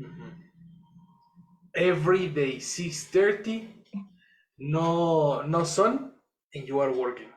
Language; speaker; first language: English; non-native, fluent; Spanish